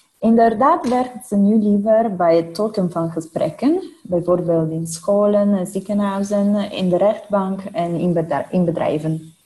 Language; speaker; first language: Dutch; non-native, fluent; Italian